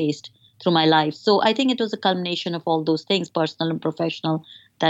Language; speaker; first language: English; non-native, local second language; Hindi